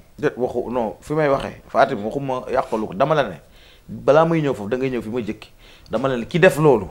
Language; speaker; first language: Wolof; native; Wolof